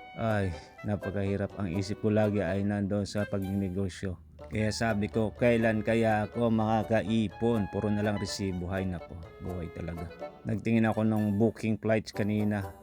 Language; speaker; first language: Filipino; native; Filipino